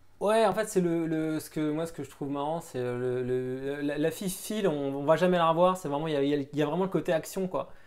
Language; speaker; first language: French; native; French